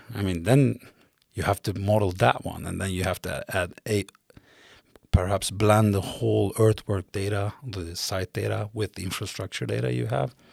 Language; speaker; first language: English; non-native, fluent; Turkish